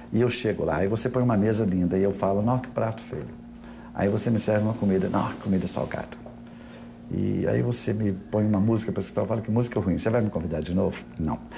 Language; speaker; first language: Portuguese; native; Portuguese